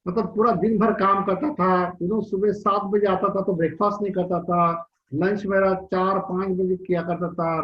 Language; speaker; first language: Hindi; non-native, local second language; Marathi